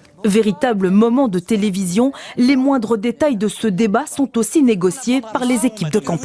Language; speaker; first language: French; native; French